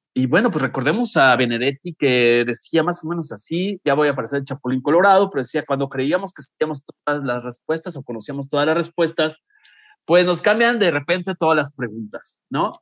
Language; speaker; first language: Spanish; native; Spanish